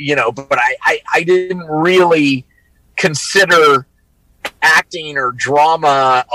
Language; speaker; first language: English; native; English